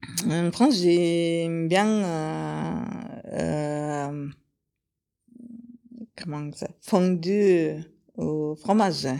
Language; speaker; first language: French; non-native, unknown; Kyrgyz